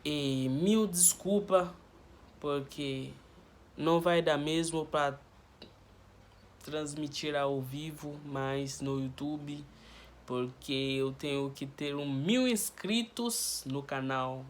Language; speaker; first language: Portuguese; non-native, learner; Haitian Creole